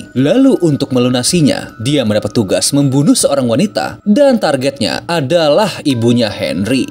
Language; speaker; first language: Indonesian; native; Indonesian